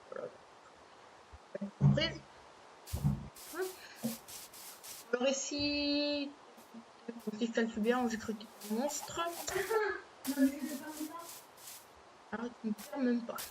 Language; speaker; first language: French; native; French